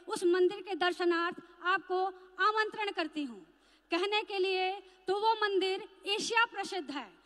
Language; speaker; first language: Hindi; native; Hindi